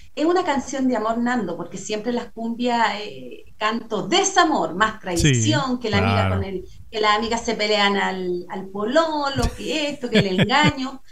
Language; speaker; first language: Spanish; native; Spanish